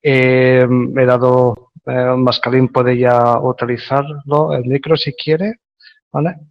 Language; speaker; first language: Spanish; native; Spanish